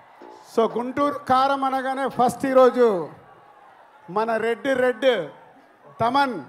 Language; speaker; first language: Telugu; native; Telugu